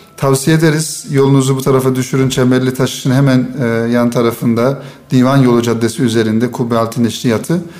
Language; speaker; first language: Turkish; native; Turkish